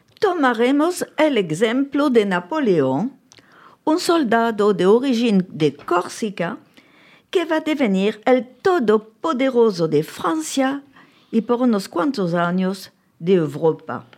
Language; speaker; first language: Spanish; early bilingual, heritage; French